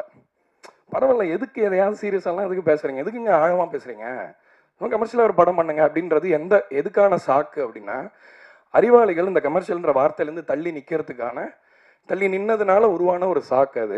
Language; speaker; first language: Tamil; native; Tamil